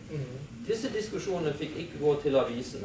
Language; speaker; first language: Norwegian; non-native, fluent; German